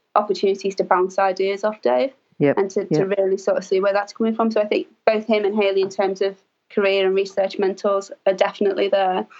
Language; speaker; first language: English; native; English